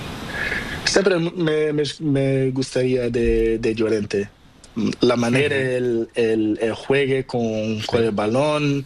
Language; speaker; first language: Spanish; non-native, learner; Portuguese